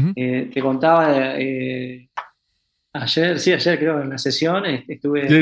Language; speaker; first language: Spanish; native; Spanish